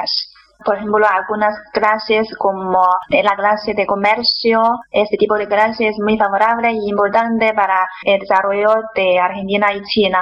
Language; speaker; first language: Spanish; non-native, fluent; Chinese